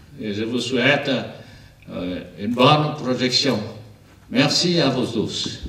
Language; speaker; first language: French; non-native, learner; Vietnamese